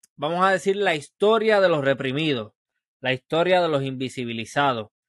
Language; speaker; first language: Spanish; native; Spanish